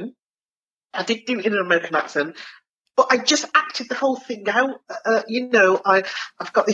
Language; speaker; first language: English; native; English